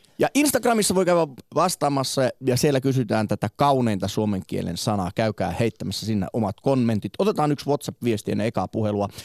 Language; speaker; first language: Finnish; native; Finnish